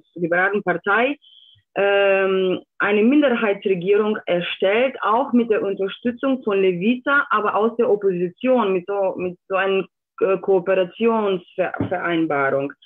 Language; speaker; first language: German; non-native, fluent; Slovenian